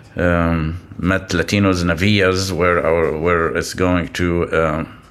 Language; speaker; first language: English; non-native, fluent; Arabic